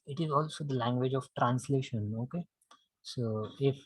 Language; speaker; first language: English; non-native, local second language; Marathi